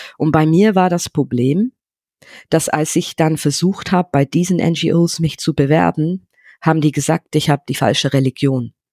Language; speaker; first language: German; non-native, fluent; English